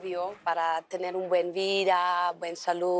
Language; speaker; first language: Spanish; non-native, learner; Dutch